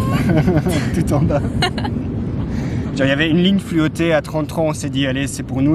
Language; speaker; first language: French; native; French